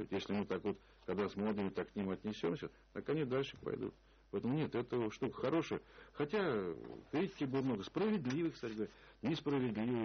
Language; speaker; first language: Russian; native; Russian